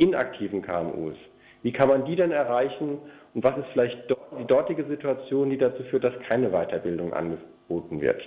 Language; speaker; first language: German; native; German